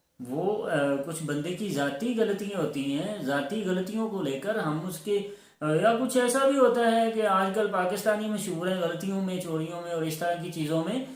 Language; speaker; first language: Urdu; non-native, local second language; Punjabi